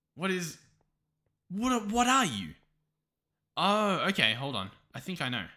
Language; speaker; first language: English; native; English